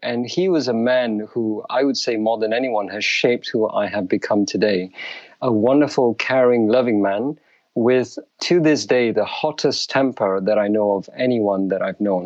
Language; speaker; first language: English; native; English